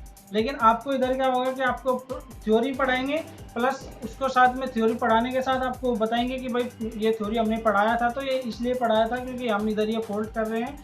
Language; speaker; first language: Hindi; native; Hindi